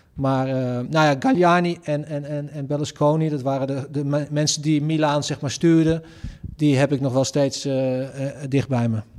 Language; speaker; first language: Dutch; native; Dutch